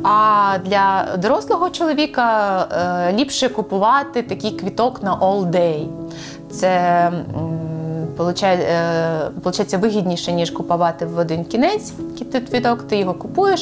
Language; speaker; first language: Ukrainian; native; Ukrainian